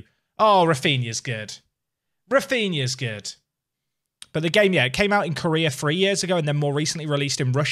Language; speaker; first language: English; native; English